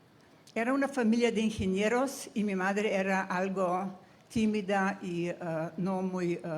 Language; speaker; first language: Spanish; non-native, fluent; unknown